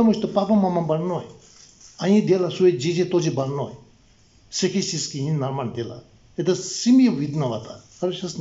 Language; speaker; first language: Russian; non-native, learner; Tibetan